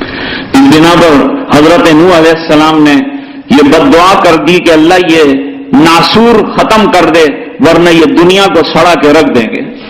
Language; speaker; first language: Urdu; native; Urdu